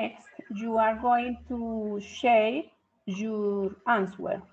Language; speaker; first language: English; non-native, fluent; Spanish